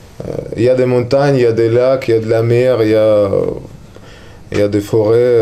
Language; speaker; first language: French; non-native, learner; Russian